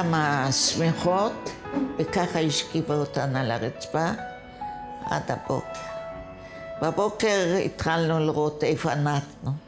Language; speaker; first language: Hebrew; non-native, fluent; Yiddish